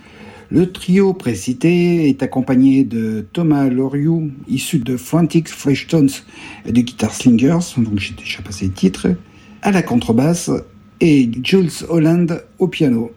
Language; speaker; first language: French; native; French